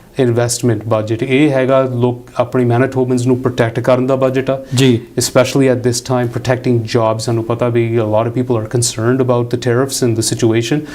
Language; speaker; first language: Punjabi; early bilingual, heritage; Punjabi